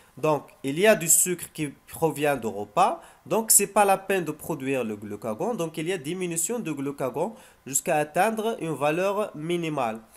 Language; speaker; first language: French; non-native, local second language; Arabic